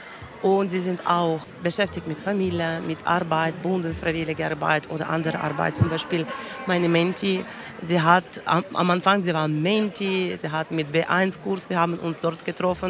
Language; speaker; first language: German; non-native, learner; Russian